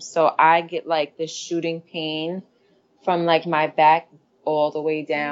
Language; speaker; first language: English; native; English